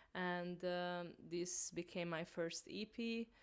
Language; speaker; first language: English; non-native, learner; Hungarian